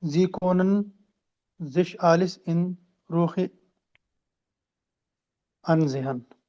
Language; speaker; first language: German; non-native, learner; Urdu